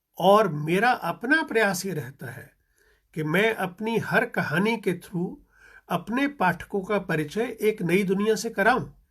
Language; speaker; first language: Hindi; non-native, local second language; Punjabi